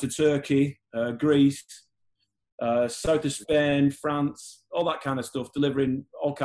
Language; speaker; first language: English; native; English